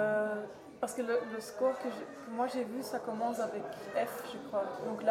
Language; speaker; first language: French; non-native, learner; Dutch